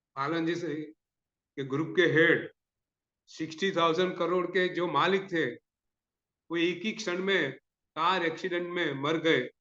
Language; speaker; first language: Hindi; non-native, local second language; Gujarati